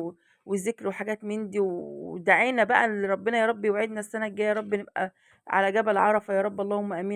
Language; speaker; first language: Arabic; native; Arabic